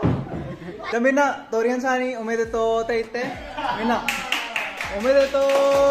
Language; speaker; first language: Japanese; non-native, learner; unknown